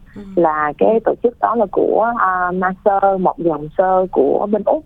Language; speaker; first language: Vietnamese; early bilingual, heritage; Vietnamese